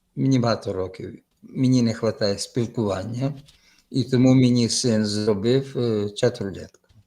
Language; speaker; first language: Ukrainian; native; Ukrainian